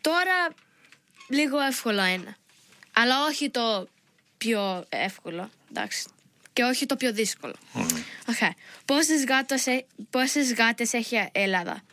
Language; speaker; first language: Greek; early bilingual, heritage; Greek